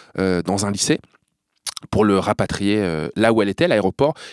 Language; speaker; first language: French; native; French